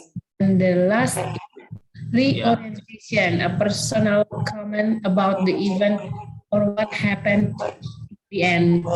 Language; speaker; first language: English; non-native, fluent; Indonesian